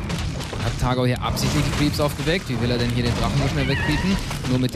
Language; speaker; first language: German; native; German